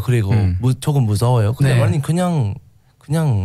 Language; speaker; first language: Korean; non-native, learner; English